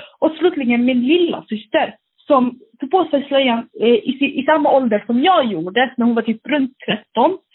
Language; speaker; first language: Swedish; early bilingual, other home language; Arabic